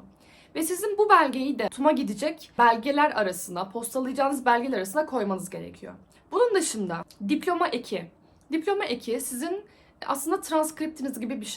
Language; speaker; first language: Turkish; native; Turkish